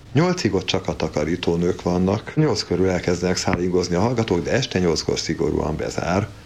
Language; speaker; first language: Hungarian; native; Hungarian